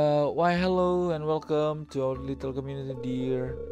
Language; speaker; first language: English; non-native, fluent; Indonesian